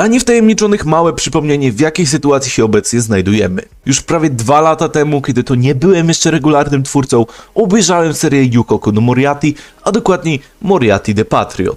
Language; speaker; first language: Polish; native; Polish